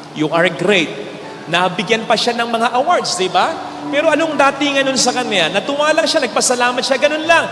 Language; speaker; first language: Filipino; native; Filipino